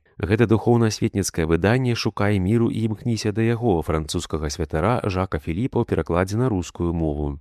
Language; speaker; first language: Belarusian; native; Belarusian